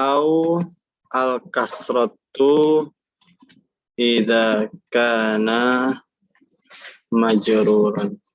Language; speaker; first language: Arabic; non-native, fluent; Indonesian